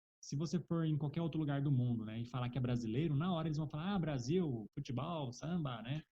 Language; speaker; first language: Portuguese; native; Portuguese